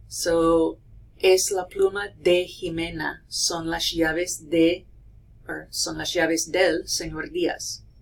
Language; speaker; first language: Spanish; non-native, fluent; English